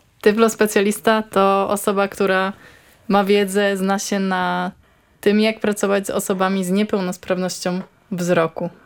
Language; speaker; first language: Polish; native; Polish